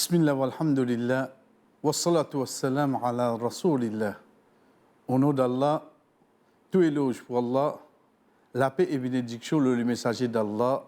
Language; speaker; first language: French; non-native, local second language; Morisyen